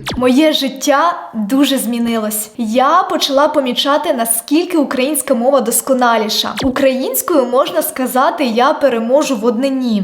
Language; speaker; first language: Ukrainian; non-native, local second language; Russian